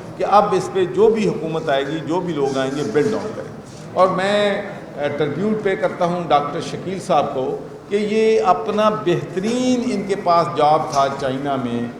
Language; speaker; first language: Urdu; non-native, local second language; Punjabi